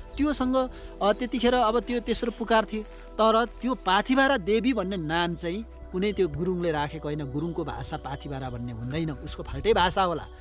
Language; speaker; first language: Nepali; non-native, local second language; Limburgish